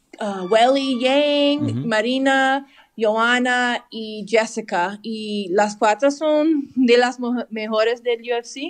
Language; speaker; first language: Spanish; early bilingual, heritage; English